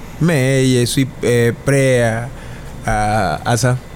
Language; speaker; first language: French; non-native, learner; Spanish